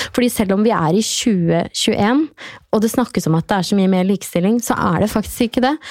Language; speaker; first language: Norwegian; native; Norwegian